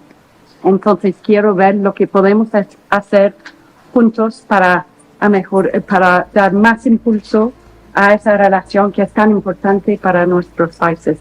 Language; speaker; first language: Spanish; non-native, fluent; English